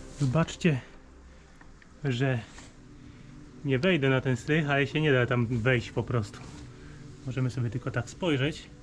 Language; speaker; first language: Polish; native; Polish